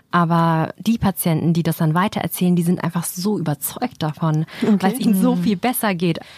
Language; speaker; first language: German; native; German